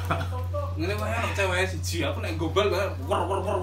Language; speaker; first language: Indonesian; non-native, local second language; Javanese